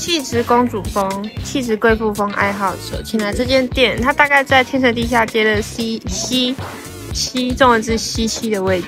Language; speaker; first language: Chinese; native; Chinese